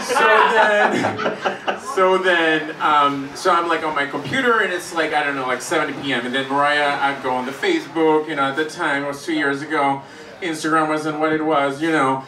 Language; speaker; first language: English; non-native, fluent; French